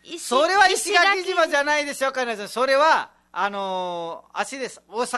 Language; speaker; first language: Japanese; non-native, fluent; Nepali